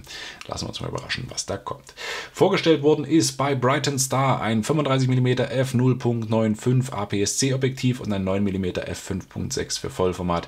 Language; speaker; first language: German; native; German